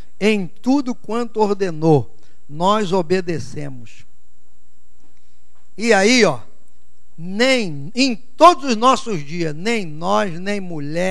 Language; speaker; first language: Portuguese; native; Portuguese